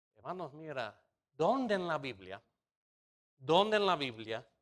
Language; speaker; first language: Spanish; non-native, fluent; English